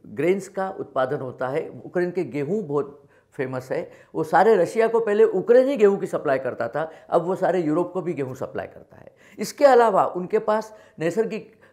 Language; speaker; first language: Hindi; non-native, local second language; Marathi